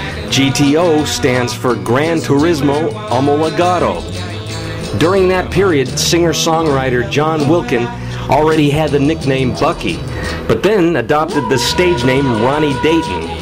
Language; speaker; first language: English; native; English